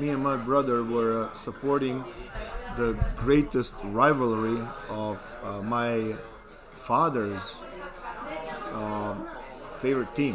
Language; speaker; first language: English; non-native, fluent; Serbian